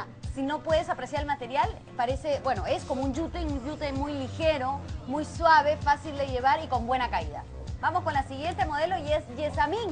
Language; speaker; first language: Spanish; native; Spanish